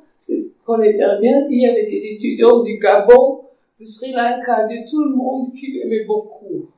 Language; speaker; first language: French; non-native, fluent; German